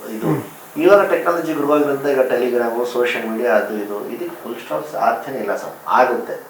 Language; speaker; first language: Kannada; non-native, local second language; Urdu